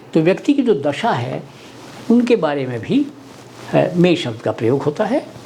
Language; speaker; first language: Hindi; native; Hindi